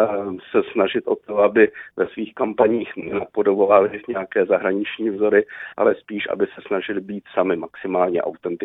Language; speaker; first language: Czech; native; Czech